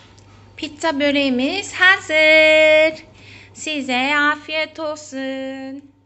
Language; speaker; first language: Turkish; non-native, fluent; Korean